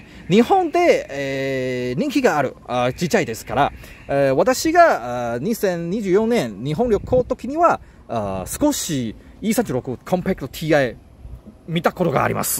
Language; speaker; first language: Japanese; non-native, learner; Chinese